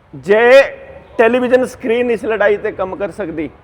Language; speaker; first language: Hindi; non-native, local second language; Punjabi